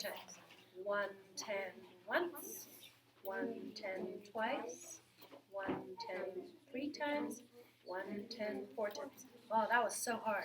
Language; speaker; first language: English; native; English